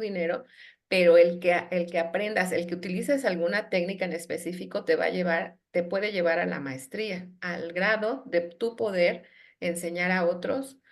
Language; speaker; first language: Spanish; native; Spanish